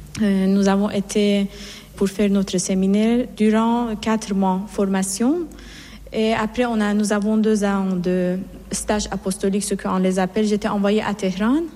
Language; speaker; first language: French; non-native, fluent; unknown